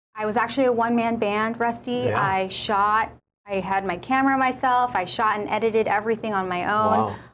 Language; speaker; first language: English; native; English